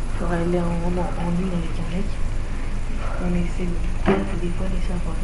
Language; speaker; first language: French; native; French